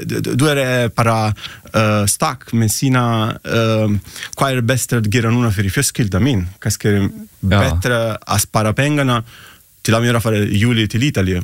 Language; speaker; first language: Icelandic; non-native, learner; Italian